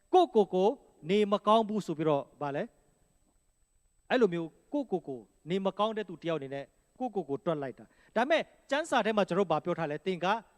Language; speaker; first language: Burmese; non-native, local second language; Kachin